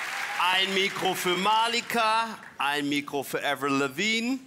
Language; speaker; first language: German; native; German